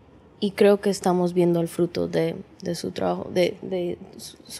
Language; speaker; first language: Spanish; early bilingual, heritage; English